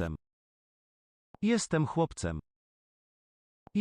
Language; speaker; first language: Polish; non-native, learner; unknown